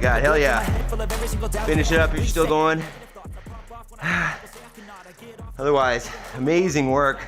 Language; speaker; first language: English; native; English